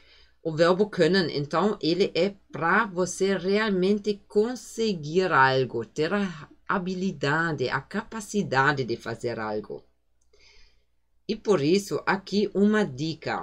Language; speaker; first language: Portuguese; non-native, fluent; German